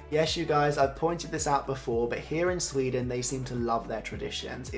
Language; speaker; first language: English; native; English